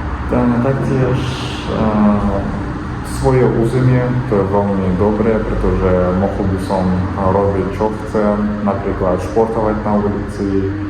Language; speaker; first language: Slovak; non-native, learner; Kazakh